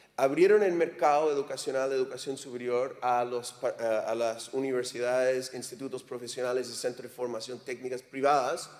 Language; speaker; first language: Spanish; non-native, fluent; English